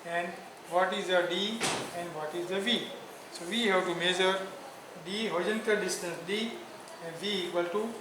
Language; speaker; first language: English; non-native, local second language; Gujarati